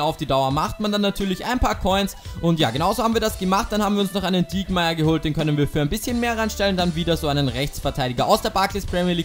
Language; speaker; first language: German; native; German